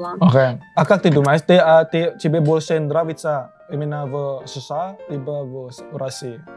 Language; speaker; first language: Russian; non-native, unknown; Indonesian